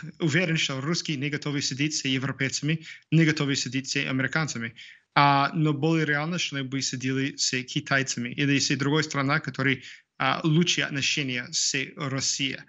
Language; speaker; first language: Russian; non-native, fluent; English